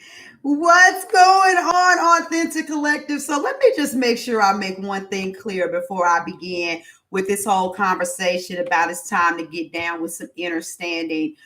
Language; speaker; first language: English; native; English